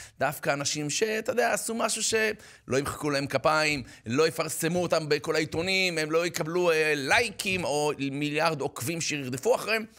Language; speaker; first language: Hebrew; native; Hebrew